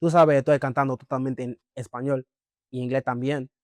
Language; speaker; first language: Spanish; non-native, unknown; English